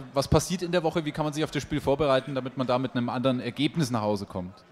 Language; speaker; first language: German; native; German